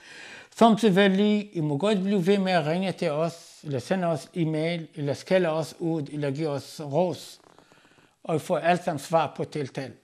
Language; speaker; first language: Danish; non-native, fluent; Arabic